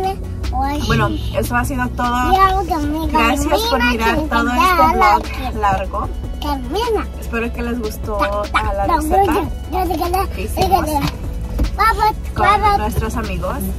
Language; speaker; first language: Spanish; early bilingual, heritage; Spanish